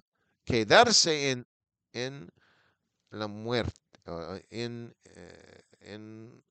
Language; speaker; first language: Spanish; non-native, fluent; English